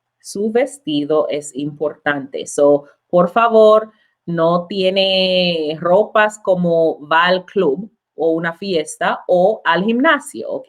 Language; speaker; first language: Spanish; non-native, learner; English